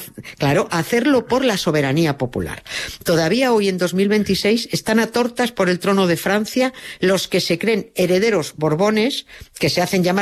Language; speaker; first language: Spanish; native; Spanish